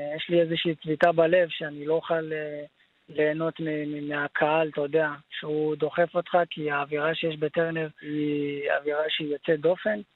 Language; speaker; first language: Hebrew; native; Hebrew